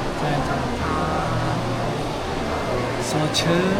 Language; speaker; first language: Thai; non-native, learner; Korean